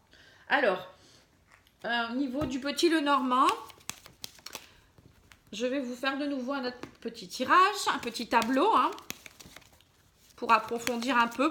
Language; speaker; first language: French; native; French